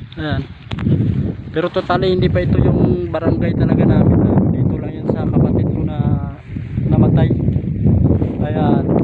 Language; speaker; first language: Filipino; non-native, local second language; Kinaray-a